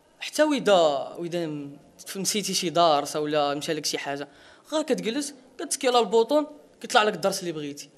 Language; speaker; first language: Arabic; non-native, local second language; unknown